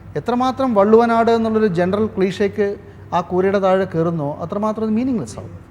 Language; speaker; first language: Malayalam; native; Malayalam